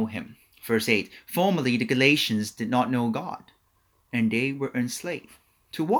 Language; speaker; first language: English; non-native, local second language; Cantonese